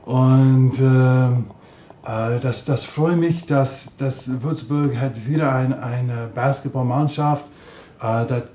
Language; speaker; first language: German; non-native, learner; English